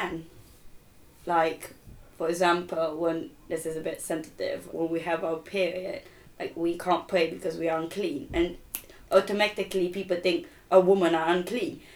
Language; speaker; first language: English; non-native, local second language; Malay